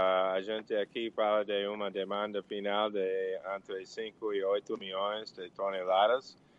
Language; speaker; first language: Portuguese; non-native, learner; English